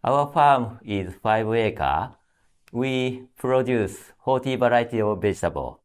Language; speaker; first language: English; non-native, fluent; Japanese